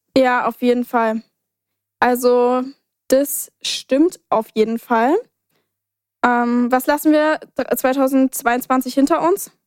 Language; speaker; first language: German; native; German